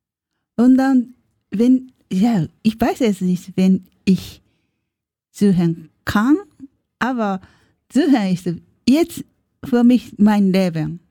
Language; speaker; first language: German; non-native, learner; Japanese